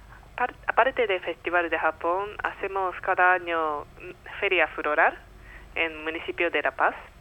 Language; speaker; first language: Spanish; non-native, fluent; Japanese